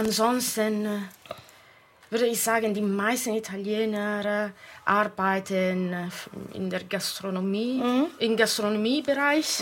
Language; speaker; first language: German; non-native, fluent; Italian